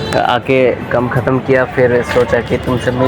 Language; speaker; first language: Hindi; non-native, learner; Bangla